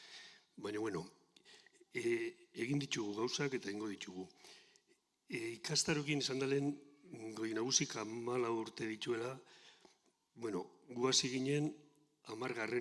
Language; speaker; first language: Basque; native; Basque